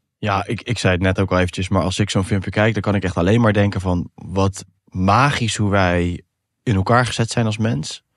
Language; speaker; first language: Dutch; early bilingual, other home language; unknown